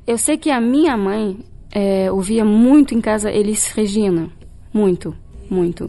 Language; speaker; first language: Portuguese; early bilingual, heritage; Portuguese